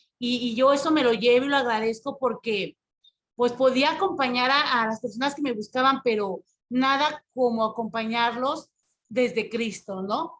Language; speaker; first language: Spanish; native; Spanish